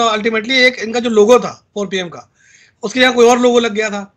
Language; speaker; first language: Hindi; native; Hindi